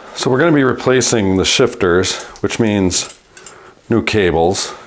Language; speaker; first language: English; native; English